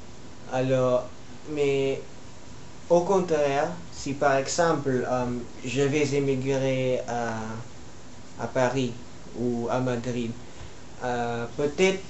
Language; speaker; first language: French; non-native, learner; Filipino